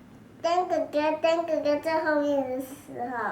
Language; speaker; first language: Chinese; early bilingual, heritage; Chinese